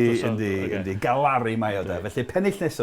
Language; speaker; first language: Welsh; non-native, fluent; English